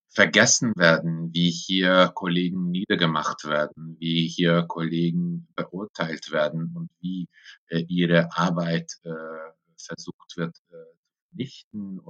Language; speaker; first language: German; non-native, fluent; Hungarian